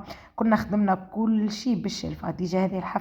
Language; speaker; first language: Arabic; native; Arabic